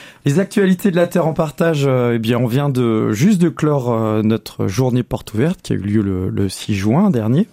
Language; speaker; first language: French; native; French